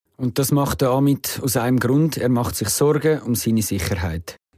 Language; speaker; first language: German; native; German